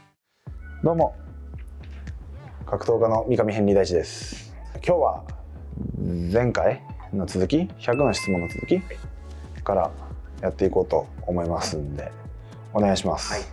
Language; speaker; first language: Japanese; native; Japanese